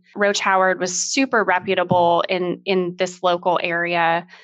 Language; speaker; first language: English; native; English